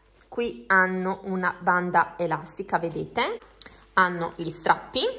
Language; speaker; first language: Italian; native; Italian